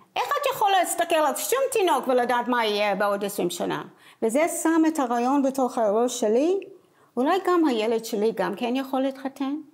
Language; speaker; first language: Hebrew; non-native, fluent; English